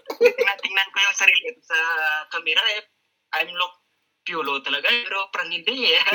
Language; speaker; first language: Filipino; non-native, local second language; Hiligaynon